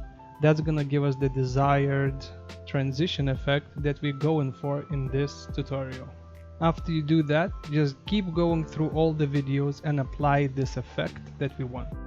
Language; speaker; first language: English; non-native, fluent; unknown